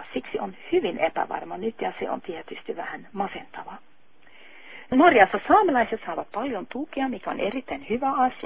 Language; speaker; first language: Finnish; non-native, fluent; Norwegian